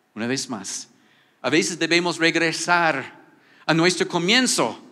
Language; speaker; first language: Spanish; non-native, fluent; English